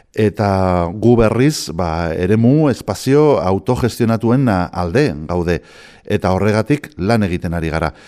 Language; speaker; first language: Basque; non-native, local second language; Spanish